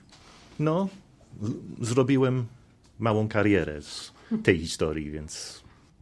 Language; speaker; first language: Polish; non-native, fluent; English